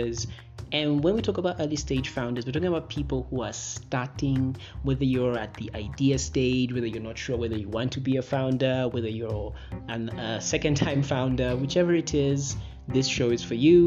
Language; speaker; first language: English; non-native, local second language; Ganda